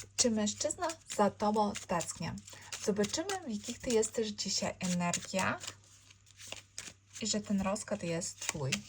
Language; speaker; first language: Polish; non-native, learner; Ukrainian